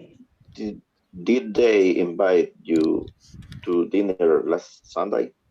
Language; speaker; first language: English; non-native, learner; Spanish